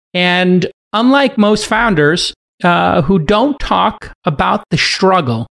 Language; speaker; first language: English; native; English